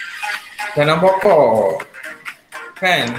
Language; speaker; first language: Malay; non-native, local second language; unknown